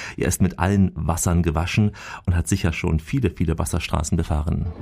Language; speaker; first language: German; native; German